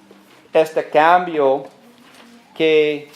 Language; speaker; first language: Spanish; non-native, learner; English